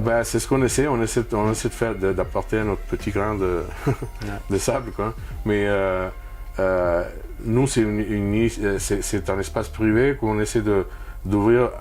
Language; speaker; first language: French; non-native, fluent; Spanish